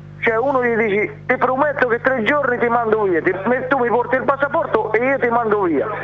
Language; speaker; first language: Italian; non-native, fluent; Arabic